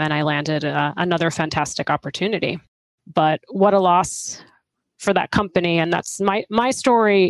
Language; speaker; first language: English; native; English